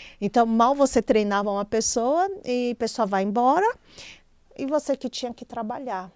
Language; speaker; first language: Portuguese; early bilingual, other home language; Chinese